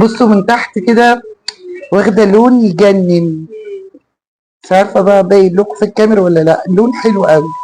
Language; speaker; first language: Arabic; native; Arabic